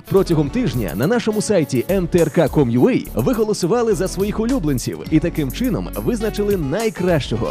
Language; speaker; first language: Ukrainian; native; Ukrainian